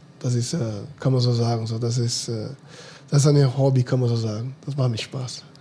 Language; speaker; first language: German; non-native, fluent; Portuguese